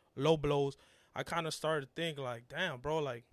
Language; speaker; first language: English; early bilingual, other home language; Spanish